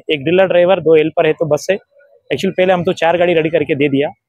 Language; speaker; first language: Hindi; non-native, local second language; Kannada